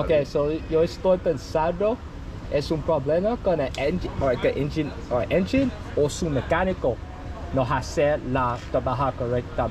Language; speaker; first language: Spanish; non-native, learner; English